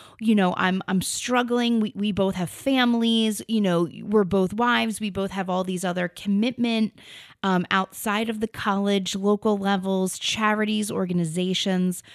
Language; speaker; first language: English; native; English